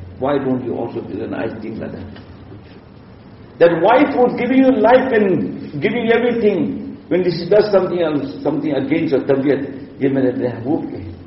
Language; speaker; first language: English; native; English